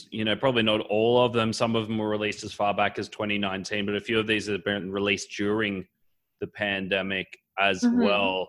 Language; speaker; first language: English; native; English